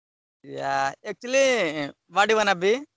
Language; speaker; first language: English; non-native, learner; Hindi